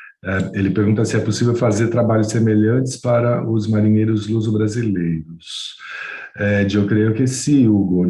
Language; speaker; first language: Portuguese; non-native, fluent; Spanish